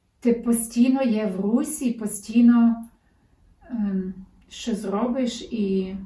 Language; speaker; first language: Ukrainian; early bilingual, heritage; Ukrainian